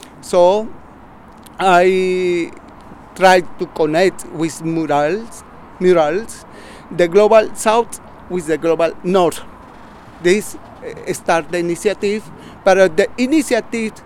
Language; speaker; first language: English; non-native, learner; Spanish